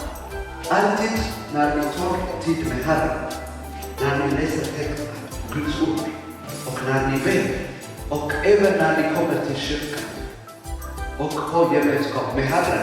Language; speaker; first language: Swedish; non-native, fluent; Tigrinya